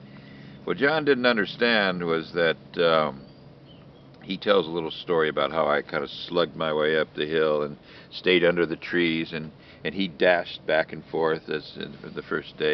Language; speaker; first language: English; native; English